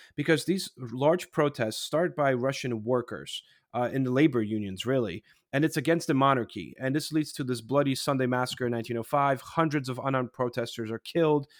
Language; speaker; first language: English; non-native, fluent; Polish